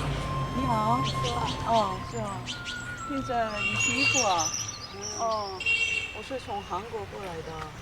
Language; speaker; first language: Chinese; non-native, learner; Korean